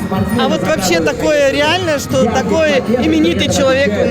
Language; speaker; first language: Russian; native; Russian